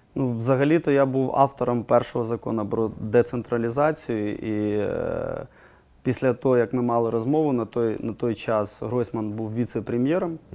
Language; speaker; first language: Ukrainian; non-native, local second language; Russian